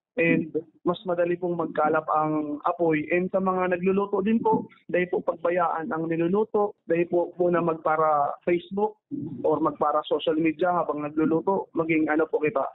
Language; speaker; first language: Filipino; non-native, local second language; Bikol